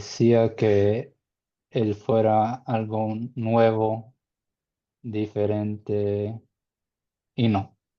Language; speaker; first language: Spanish; non-native, learner; English